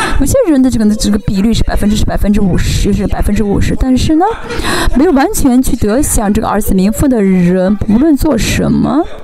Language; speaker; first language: Chinese; non-native, fluent; Korean